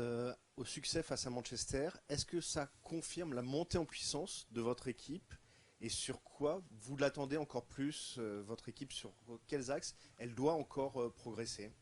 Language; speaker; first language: French; native; French